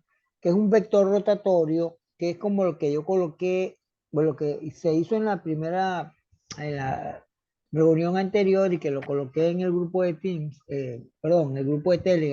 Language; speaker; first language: Spanish; native; Spanish